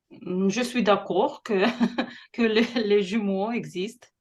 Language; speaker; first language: French; non-native, fluent; Russian